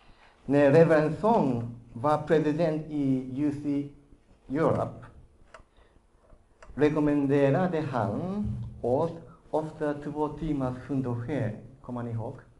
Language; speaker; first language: Swedish; non-native, fluent; Japanese